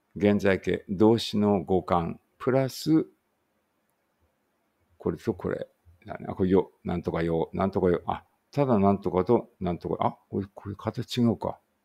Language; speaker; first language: Japanese; native; Japanese